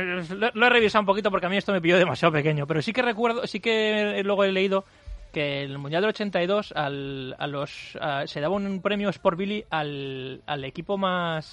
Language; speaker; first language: Spanish; native; Spanish